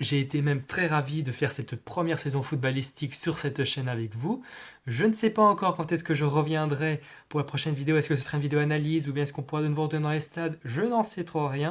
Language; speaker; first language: French; native; French